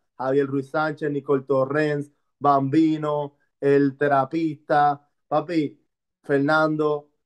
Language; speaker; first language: Spanish; native; Spanish